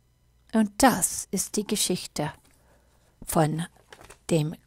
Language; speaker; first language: German; non-native, fluent; English